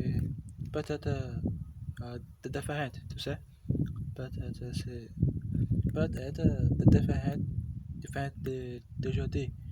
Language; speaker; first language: French; non-native, learner; Portuguese